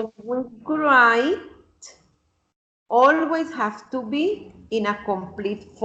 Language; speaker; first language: English; non-native, fluent; Spanish